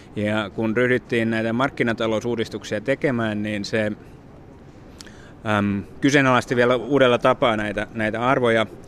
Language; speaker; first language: Finnish; native; Finnish